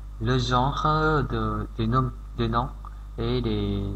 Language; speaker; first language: French; non-native, learner; Vietnamese